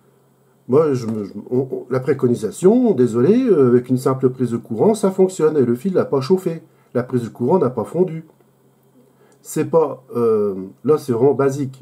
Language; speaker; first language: French; native; French